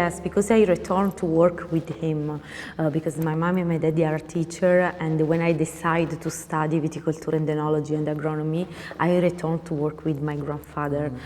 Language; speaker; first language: English; non-native, learner; Italian